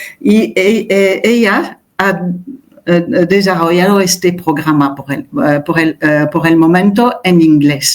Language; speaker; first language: Spanish; non-native, fluent; French